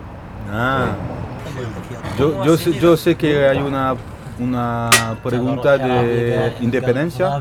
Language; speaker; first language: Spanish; non-native, learner; French